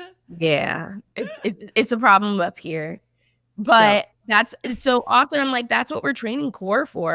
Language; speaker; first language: English; native; English